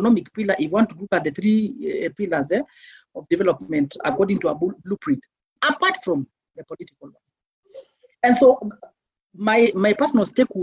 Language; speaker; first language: English; non-native, local second language; Meru